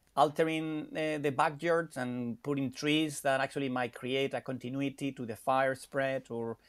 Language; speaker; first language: English; non-native, fluent; Spanish